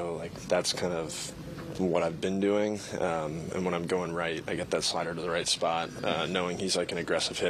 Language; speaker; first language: English; native; English